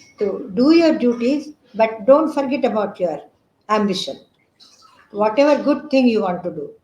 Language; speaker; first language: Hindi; non-native, local second language; Telugu